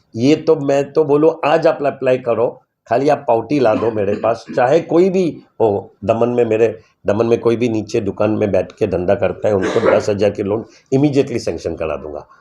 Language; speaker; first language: Hindi; non-native, local second language; Gujarati